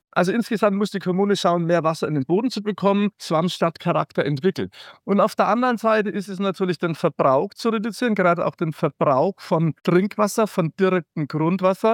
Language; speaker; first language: German; native; German